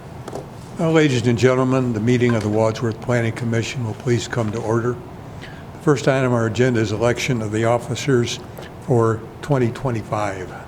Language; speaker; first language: English; native; English